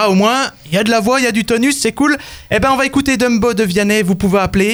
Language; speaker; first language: French; native; French